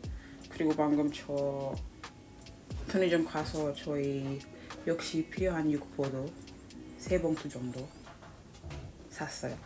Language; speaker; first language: Korean; non-native, fluent; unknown